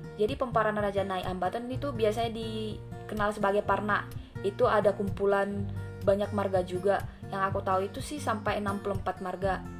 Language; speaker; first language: Indonesian; native; Indonesian